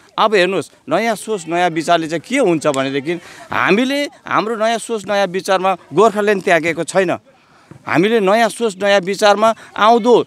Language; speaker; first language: Nepali; native; Nepali